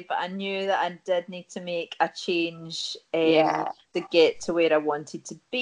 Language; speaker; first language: English; native; English